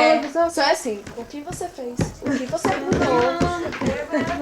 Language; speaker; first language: Portuguese; non-native, local second language; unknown